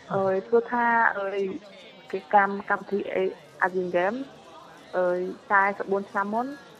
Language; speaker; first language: Khmer; native; Khmer